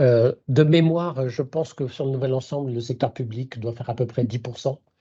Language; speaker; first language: French; native; French